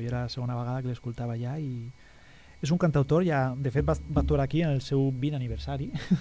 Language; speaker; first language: Catalan; non-native, local second language; Spanish